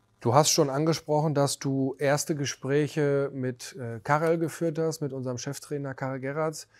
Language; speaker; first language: German; native; German